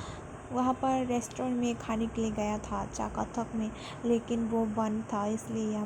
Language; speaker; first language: Hindi; non-native, local second language; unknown